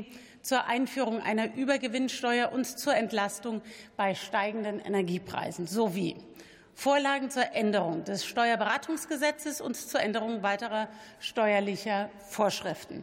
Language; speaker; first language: German; native; German